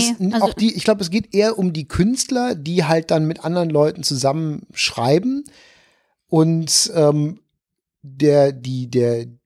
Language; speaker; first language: German; native; German